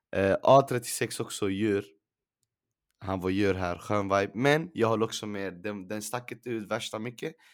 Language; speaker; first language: Swedish; early bilingual, other home language; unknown